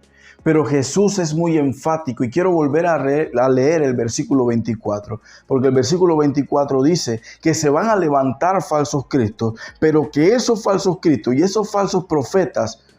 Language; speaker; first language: Spanish; native; Spanish